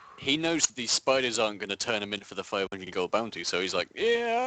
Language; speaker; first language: English; native; English